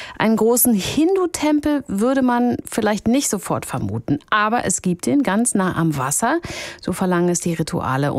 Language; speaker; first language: German; native; German